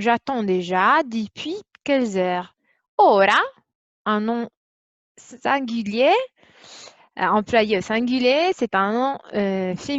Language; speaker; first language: French; non-native, fluent; Italian